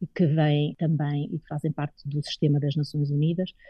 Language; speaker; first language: Portuguese; native; Portuguese